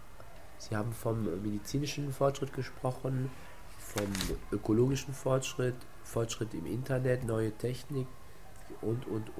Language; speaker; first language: German; non-native, fluent; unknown